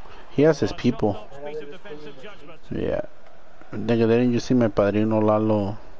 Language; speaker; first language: English; early bilingual, other home language; Spanish